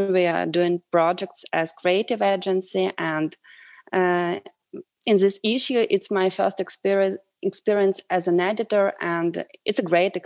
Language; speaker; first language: English; non-native, fluent; Ukrainian